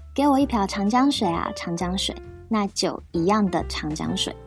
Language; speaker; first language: Chinese; native; Chinese